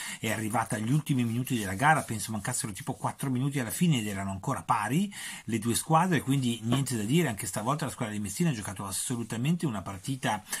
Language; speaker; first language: Italian; native; Italian